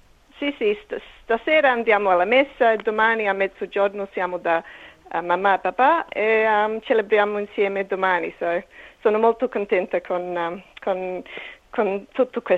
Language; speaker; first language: Italian; early bilingual, heritage; English